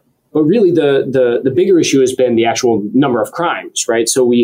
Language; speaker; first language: English; native; English